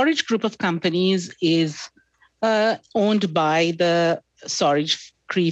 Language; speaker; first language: English; non-native, local second language; Sinhala